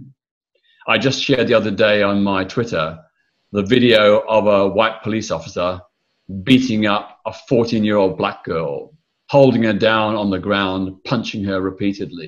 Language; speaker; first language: English; native; English